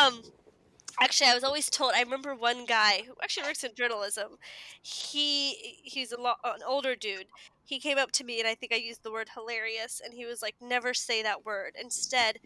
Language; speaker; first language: English; native; English